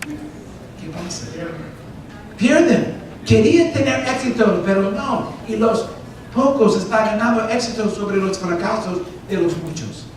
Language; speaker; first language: Spanish; non-native, fluent; English